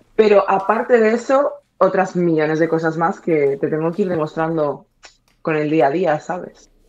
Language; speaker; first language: Spanish; native; Spanish